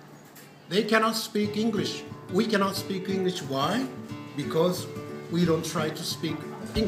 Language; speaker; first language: English; non-native, fluent; Japanese